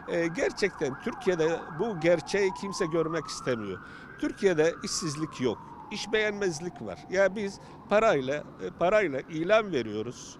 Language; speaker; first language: Turkish; non-native, fluent; Arabic